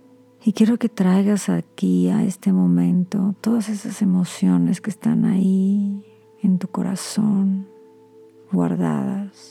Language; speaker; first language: Spanish; native; Spanish